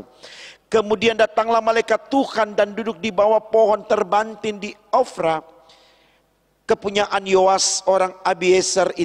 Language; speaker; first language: Indonesian; native; Indonesian